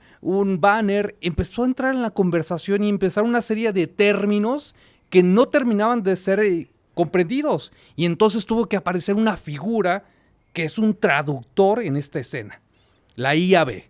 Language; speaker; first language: Spanish; native; Spanish